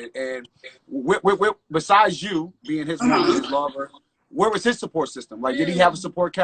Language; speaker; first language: English; native; English